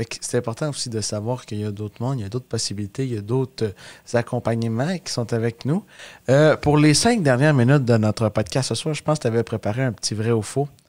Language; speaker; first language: French; native; French